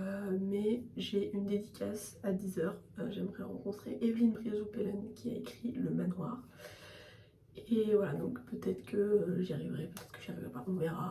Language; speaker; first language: French; native; French